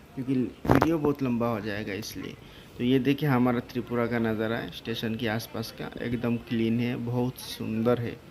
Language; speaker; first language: Hindi; non-native, local second language; Bangla